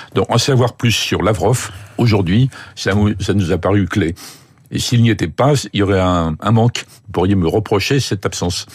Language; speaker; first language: French; native; French